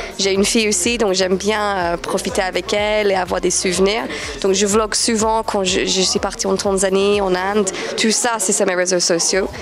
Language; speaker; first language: French; non-native, fluent; English